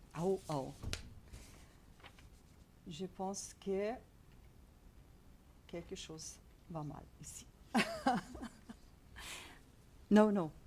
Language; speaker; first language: French; non-native, fluent; Portuguese